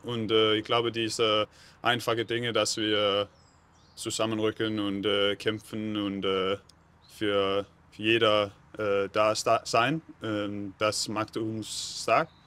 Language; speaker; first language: German; non-native, learner; Danish